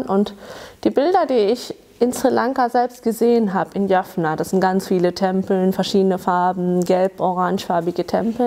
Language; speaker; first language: German; early bilingual, other home language; Tamil